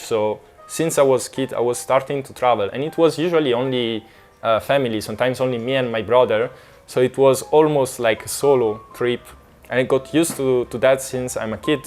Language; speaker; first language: English; non-native, fluent; Italian